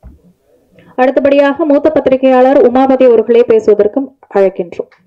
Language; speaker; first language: Tamil; native; Tamil